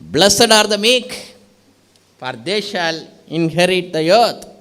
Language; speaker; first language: English; non-native, local second language; Tamil